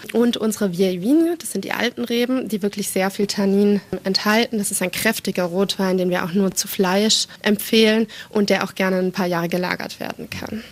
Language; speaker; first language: German; native; German